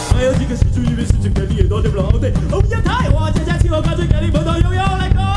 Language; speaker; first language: Chinese; native; Chinese